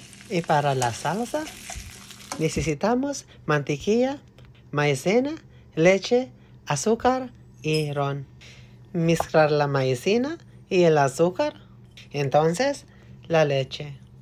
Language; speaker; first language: Spanish; non-native, learner; Filipino